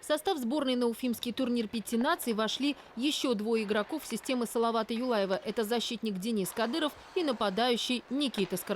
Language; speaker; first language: Russian; native; Russian